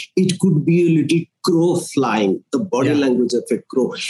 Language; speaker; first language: English; non-native, local second language; Odia